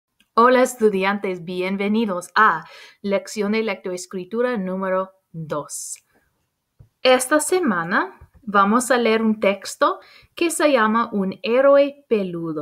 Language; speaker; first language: Spanish; non-native, fluent; English